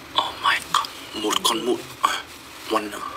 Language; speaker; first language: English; non-native, learner; Vietnamese